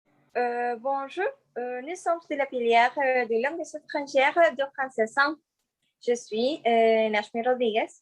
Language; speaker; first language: French; non-native, learner; Spanish